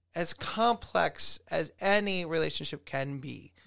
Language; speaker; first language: English; native; English